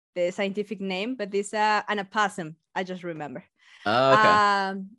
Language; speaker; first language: English; non-native, fluent; Spanish